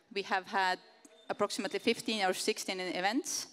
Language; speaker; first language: English; non-native, fluent; Estonian